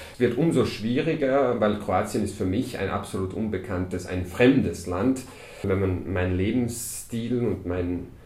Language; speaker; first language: German; early bilingual, other home language; Croatian